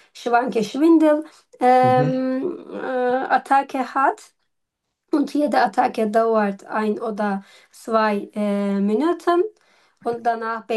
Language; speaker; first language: German; non-native, learner; Turkish